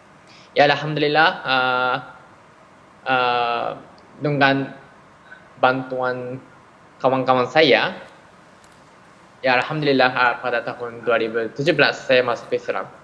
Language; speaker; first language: Indonesian; non-native, fluent; Japanese